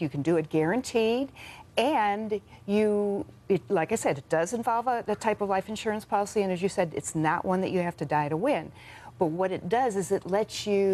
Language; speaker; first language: English; native; English